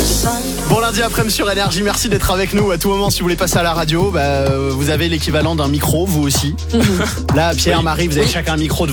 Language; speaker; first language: French; native; French